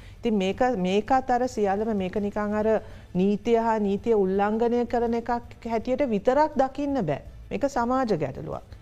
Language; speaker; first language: Sinhala; native; Sinhala